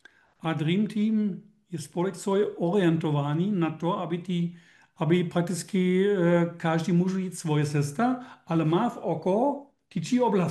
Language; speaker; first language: Czech; non-native, learner; German